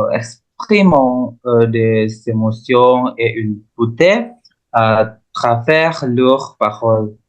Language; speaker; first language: French; non-native, learner; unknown